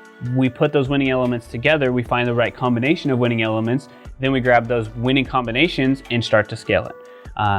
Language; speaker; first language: English; native; English